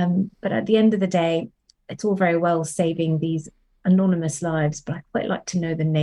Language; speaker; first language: English; non-native, local second language; Tamil